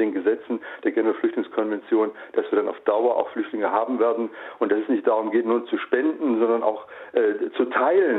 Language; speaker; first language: German; native; German